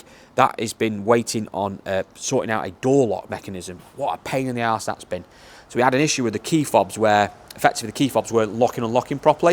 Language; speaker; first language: English; native; English